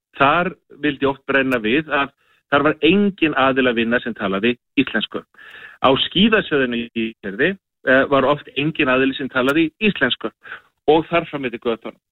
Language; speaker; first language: Icelandic; native; Icelandic